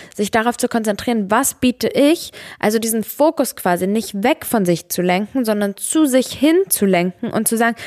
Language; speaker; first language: German; early bilingual, other home language; Serbian